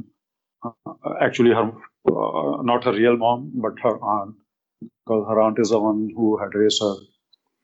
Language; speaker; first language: English; non-native, local second language; Hindi